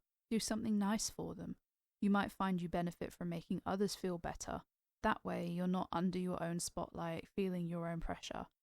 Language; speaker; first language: English; native; English